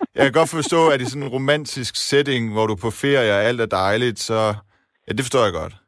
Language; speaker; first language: Danish; early bilingual, other home language; Persian